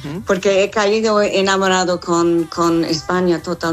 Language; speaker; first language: Spanish; non-native, fluent; English